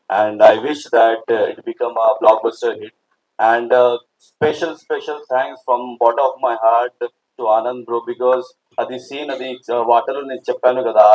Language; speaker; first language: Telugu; non-native, local second language; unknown